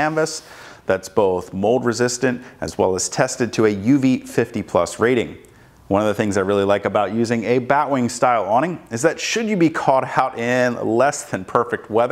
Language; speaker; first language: English; native; English